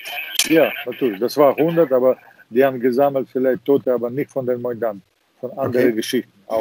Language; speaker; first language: German; non-native, fluent; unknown